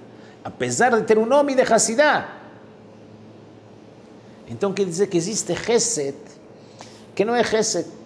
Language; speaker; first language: Portuguese; non-native, fluent; Spanish